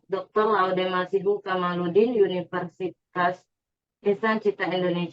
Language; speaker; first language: Indonesian; native; Indonesian